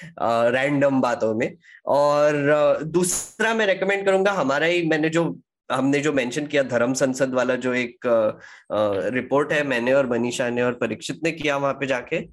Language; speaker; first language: Hindi; native; Hindi